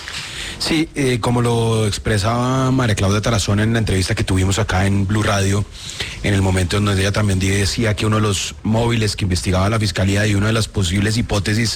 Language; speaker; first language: Spanish; native; Spanish